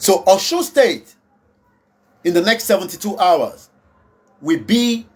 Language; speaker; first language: English; non-native, local second language; Yoruba